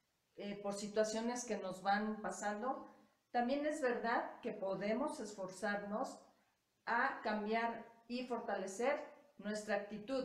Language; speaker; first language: Spanish; native; Spanish